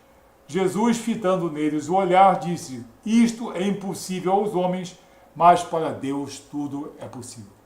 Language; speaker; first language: Portuguese; native; Portuguese